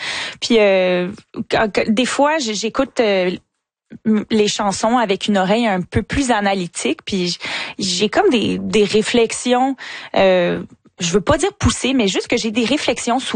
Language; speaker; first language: French; native; French